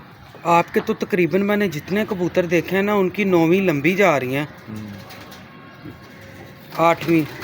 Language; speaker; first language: Hindi; non-native, local second language; Punjabi